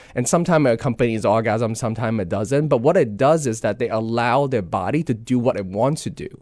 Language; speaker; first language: English; non-native, local second language; Cantonese